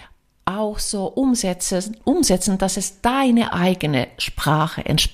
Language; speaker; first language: German; non-native, fluent; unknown